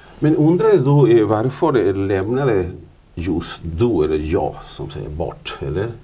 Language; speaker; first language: Swedish; non-native, fluent; Spanish